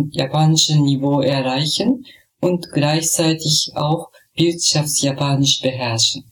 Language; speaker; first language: German; non-native, fluent; Japanese